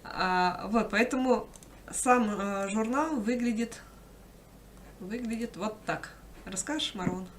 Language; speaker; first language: Russian; native; Russian